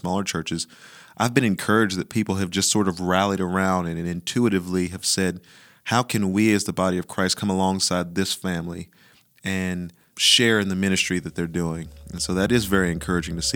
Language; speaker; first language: English; native; English